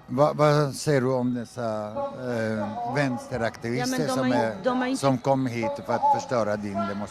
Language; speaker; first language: Swedish; non-native, fluent; Hebrew